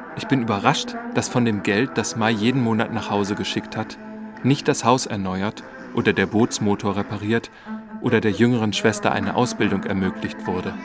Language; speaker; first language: German; native; German